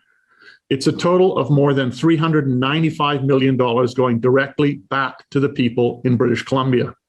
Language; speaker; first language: English; native; English